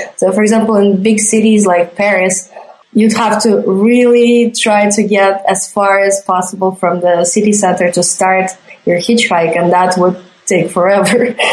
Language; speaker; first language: English; non-native, fluent; Latvian